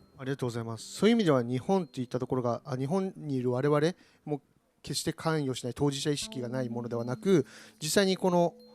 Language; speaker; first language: Japanese; native; Japanese